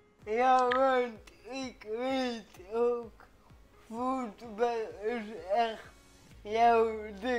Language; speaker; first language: Dutch; early bilingual, other home language; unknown